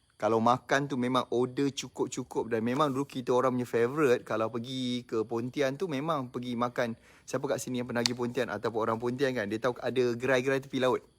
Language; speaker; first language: Malay; native; Malay